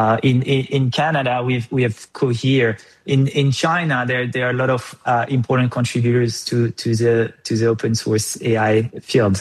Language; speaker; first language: English; non-native, fluent; French